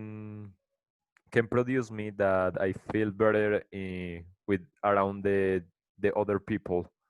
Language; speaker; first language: English; non-native, learner; Spanish